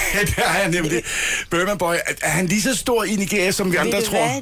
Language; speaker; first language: Danish; native; Danish